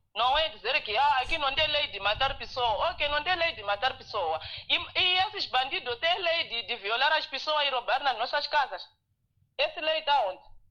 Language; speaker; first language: Portuguese; non-native, local second language; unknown